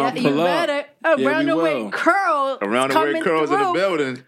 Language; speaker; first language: English; non-native, local second language; Igbo